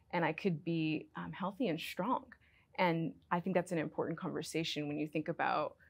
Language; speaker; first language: English; native; English